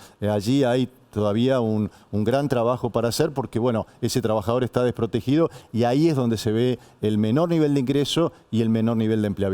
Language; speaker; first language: Spanish; native; Spanish